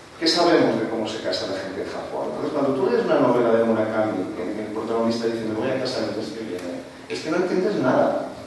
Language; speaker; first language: Spanish; non-native, local second language; Catalan